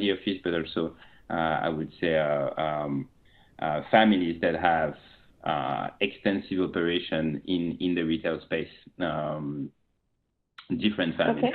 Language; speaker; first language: English; non-native, fluent; French